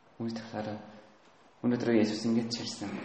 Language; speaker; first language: Mongolian; non-native, learner; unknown